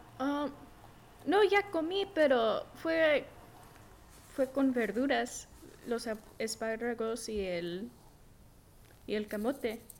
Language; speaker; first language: Spanish; early bilingual, heritage; Spanish